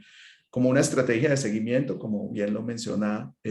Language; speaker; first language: Spanish; native; Spanish